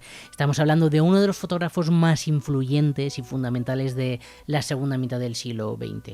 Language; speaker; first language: Spanish; native; Spanish